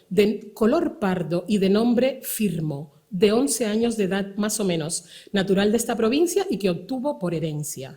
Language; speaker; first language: Spanish; native; Spanish